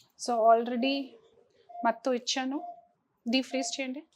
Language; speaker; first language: Telugu; non-native, learner; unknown